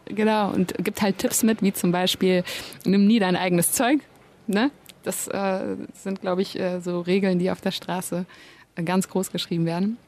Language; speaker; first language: German; native; German